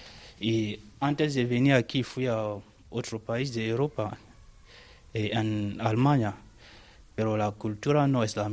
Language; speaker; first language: Spanish; non-native, learner; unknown